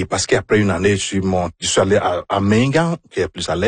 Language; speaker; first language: French; non-native, fluent; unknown